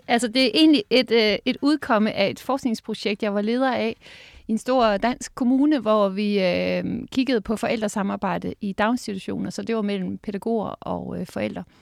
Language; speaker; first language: Danish; native; Danish